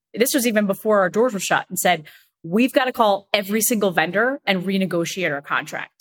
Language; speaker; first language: English; native; English